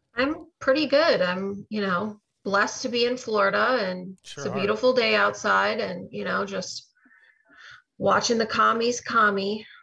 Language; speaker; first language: English; native; English